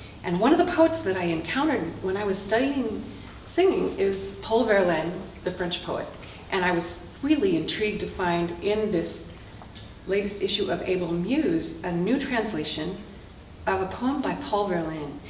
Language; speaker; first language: English; native; English